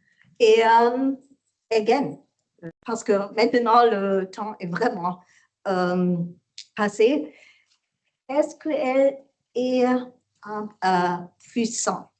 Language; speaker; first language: French; non-native, learner; German